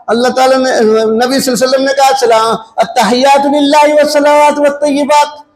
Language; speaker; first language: Urdu; non-native, local second language; Punjabi